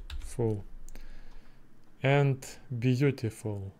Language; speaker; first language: English; non-native, learner; Russian